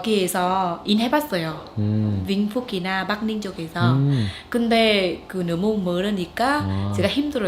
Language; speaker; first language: Korean; non-native, fluent; Vietnamese